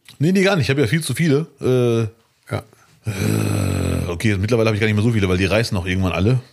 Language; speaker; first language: German; early bilingual, other home language; Arabic